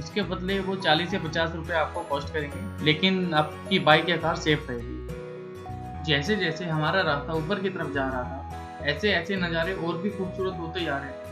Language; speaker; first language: Hindi; native; Hindi